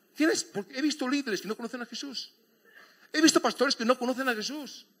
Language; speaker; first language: Spanish; native; Spanish